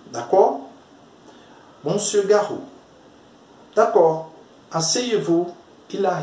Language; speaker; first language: French; non-native, fluent; Portuguese